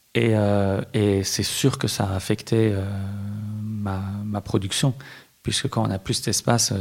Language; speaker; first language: French; early bilingual, other home language; Persian